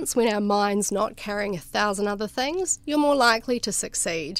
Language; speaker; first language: English; native; English